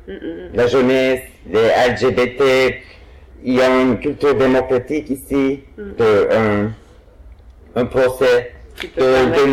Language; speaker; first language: French; non-native, fluent; Turkish